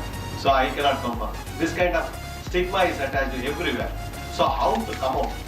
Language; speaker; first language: English; non-native, local second language; Tamil